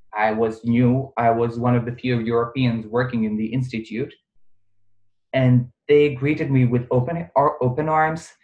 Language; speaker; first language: English; non-native, fluent; Bosnian